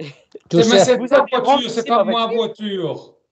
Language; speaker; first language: French; non-native, learner; German